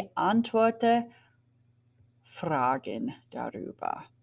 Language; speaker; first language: German; non-native, fluent; English